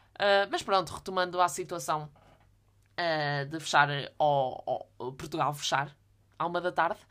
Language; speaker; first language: Portuguese; native; Portuguese